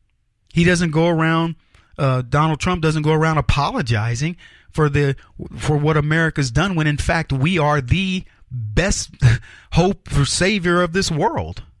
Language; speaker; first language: English; native; English